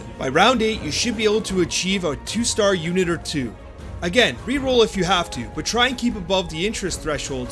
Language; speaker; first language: English; native; English